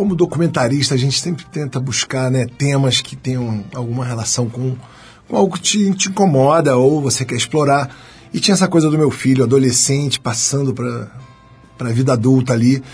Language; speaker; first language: Portuguese; native; Portuguese